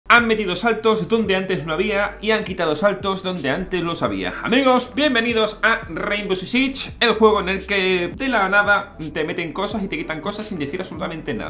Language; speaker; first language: Spanish; native; Spanish